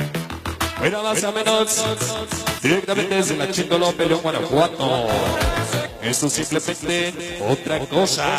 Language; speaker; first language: Spanish; native; Spanish